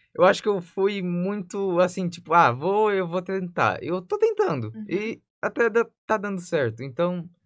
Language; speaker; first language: Portuguese; native; Portuguese